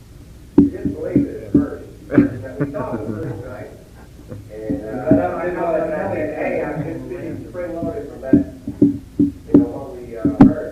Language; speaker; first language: English; native; English